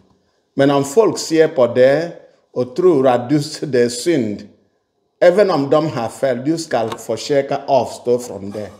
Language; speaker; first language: Swedish; non-native, fluent; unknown